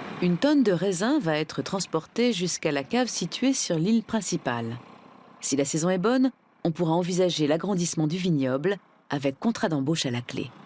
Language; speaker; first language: French; native; French